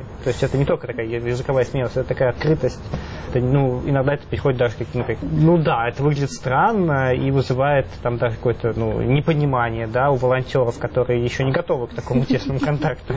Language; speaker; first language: Russian; native; Russian